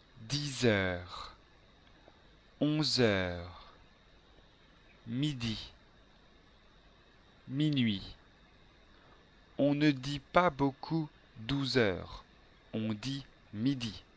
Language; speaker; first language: French; non-native, learner; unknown